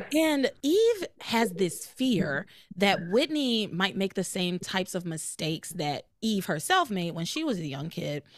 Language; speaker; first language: English; native; English